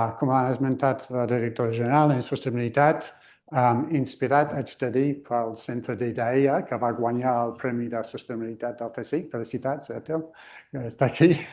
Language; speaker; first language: Catalan; non-native, fluent; English